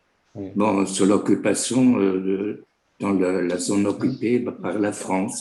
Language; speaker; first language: French; non-native, fluent; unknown